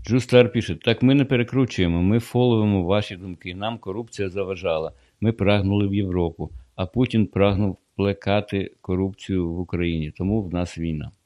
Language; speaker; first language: Ukrainian; non-native, local second language; Russian